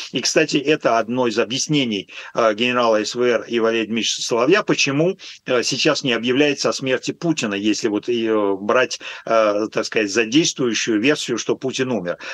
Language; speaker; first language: Russian; native; Russian